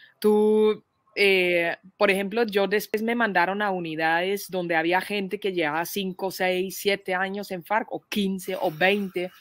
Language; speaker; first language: Spanish; non-native, fluent; Dutch